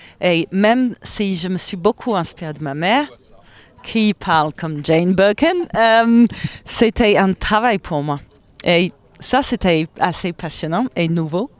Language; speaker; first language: French; native; French